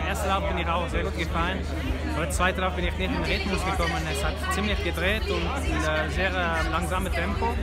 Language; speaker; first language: German; non-native, fluent; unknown